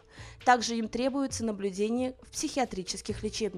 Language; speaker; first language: Russian; native; Russian